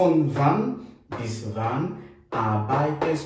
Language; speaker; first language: German; non-native, learner; French